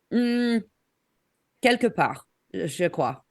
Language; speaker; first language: French; non-native, fluent; English